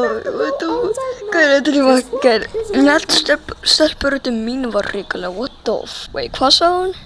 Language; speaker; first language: Icelandic; early bilingual, heritage; Icelandic